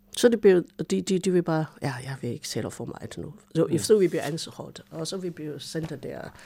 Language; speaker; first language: Danish; non-native, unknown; Chinese